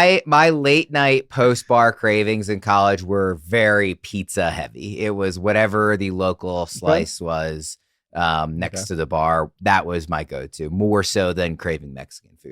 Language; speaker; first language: English; native; English